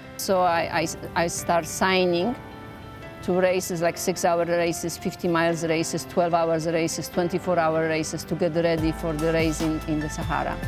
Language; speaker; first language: English; non-native, fluent; Polish